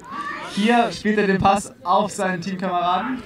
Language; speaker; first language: German; native; German